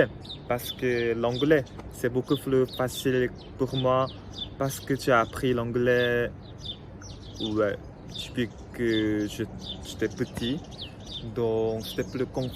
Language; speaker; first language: French; non-native, fluent; Korean